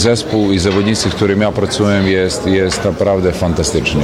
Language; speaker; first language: Polish; non-native, fluent; Serbian